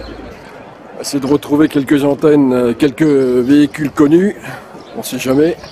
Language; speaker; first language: French; native; French